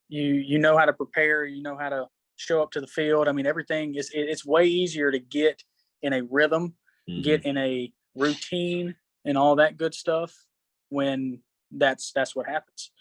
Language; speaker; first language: English; native; English